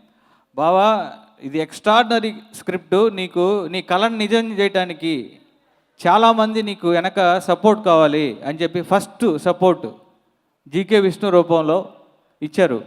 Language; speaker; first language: Telugu; native; Telugu